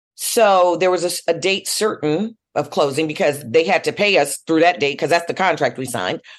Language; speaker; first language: English; native; English